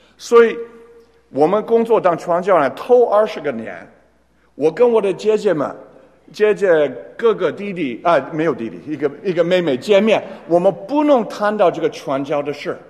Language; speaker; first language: Chinese; non-native, fluent; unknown